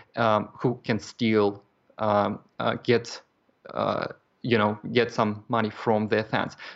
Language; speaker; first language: English; non-native, fluent; Russian